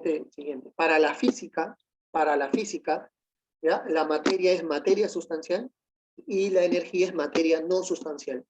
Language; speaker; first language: Spanish; native; Spanish